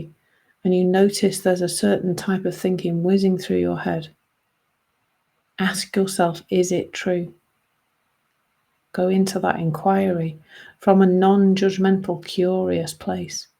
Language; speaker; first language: English; native; English